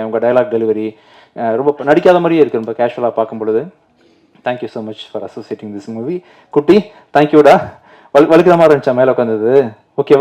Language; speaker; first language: Tamil; native; Tamil